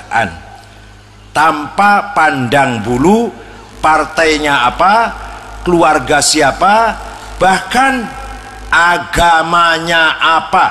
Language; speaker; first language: Indonesian; native; Indonesian